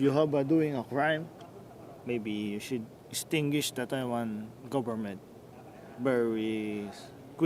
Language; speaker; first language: English; non-native, local second language; Filipino